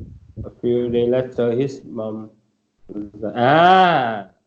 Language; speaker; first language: English; non-native, learner; Vietnamese